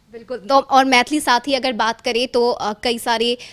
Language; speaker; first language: Hindi; native; Hindi